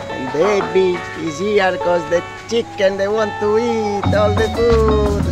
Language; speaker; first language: English; non-native, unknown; Italian